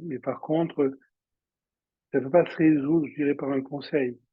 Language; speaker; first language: French; native; French